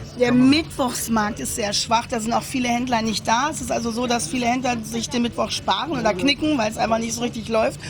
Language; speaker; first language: German; native; German